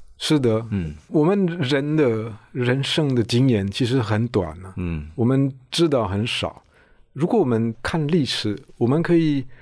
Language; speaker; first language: Chinese; non-native, fluent; French